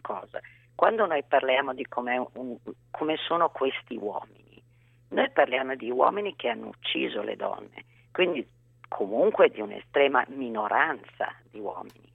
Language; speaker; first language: Italian; native; Italian